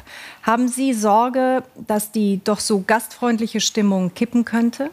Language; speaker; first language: German; native; German